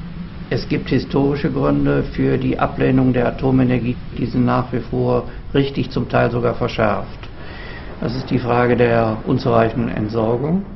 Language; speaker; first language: German; native; German